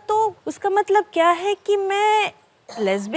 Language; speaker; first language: Hindi; non-native, local second language; Bangla